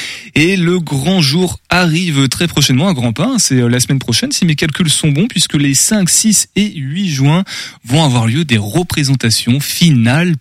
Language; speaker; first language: French; native; French